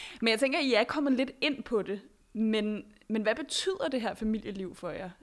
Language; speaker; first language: Danish; native; Danish